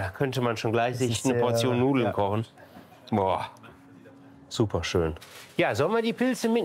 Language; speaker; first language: German; native; German